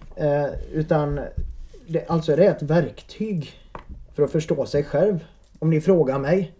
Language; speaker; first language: Swedish; native; Swedish